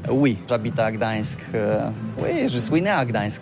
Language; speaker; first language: French; non-native, learner; Polish